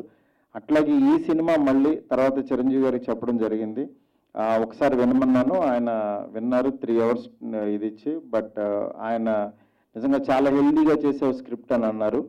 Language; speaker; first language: Telugu; native; Telugu